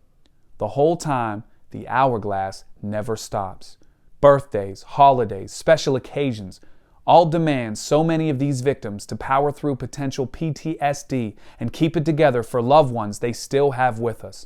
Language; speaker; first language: English; native; English